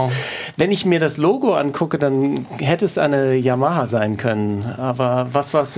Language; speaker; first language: German; native; German